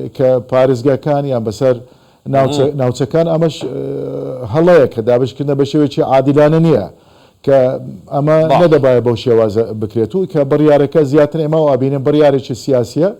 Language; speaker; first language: Central Kurdish; non-native, local second language; Azerbaijani